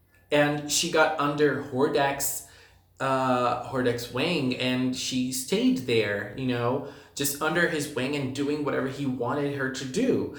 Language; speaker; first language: English; non-native, fluent; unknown